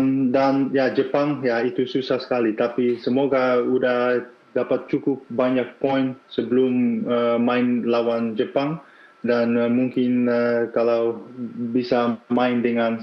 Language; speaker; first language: Indonesian; non-native, fluent; Dutch